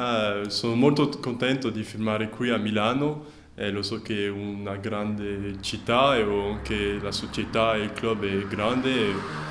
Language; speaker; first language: Italian; non-native, fluent; French